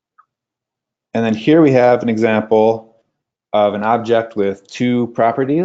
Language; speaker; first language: English; native; English